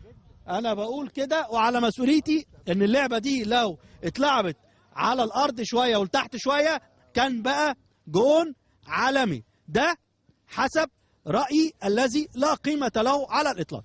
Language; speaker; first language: Arabic; native; Arabic